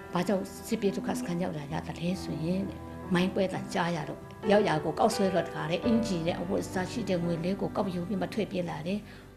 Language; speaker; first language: Burmese; non-native, local second language; Kachin